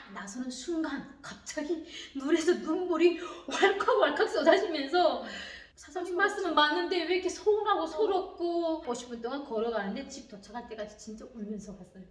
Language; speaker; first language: Korean; native; Korean